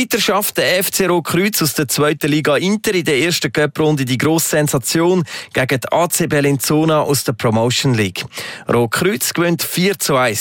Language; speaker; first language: German; native; German